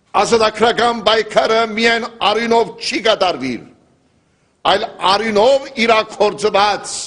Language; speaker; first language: Armenian; early bilingual, heritage; Armenian